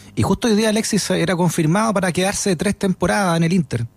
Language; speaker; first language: Spanish; native; Spanish